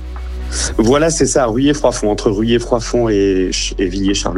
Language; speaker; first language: French; native; French